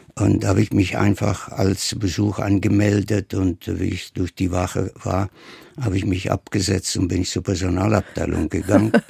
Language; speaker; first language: German; non-native, fluent; Italian